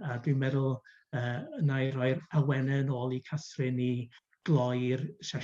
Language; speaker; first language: Welsh; native; Welsh